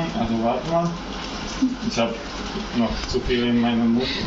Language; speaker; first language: German; non-native, fluent; Polish